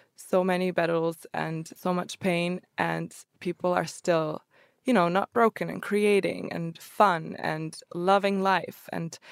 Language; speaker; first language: English; early bilingual, other home language; Croatian